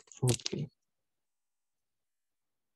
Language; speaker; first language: English; non-native, fluent; Spanish